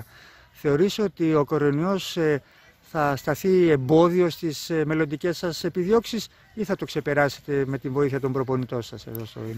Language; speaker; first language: Greek; native; Greek